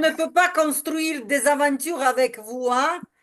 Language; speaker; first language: French; non-native, learner; Ukrainian